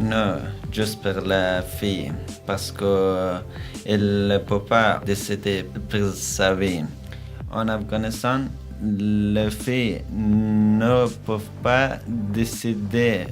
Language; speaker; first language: French; non-native, learner; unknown